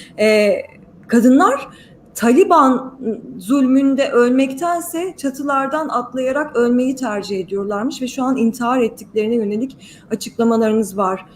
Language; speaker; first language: Turkish; native; Turkish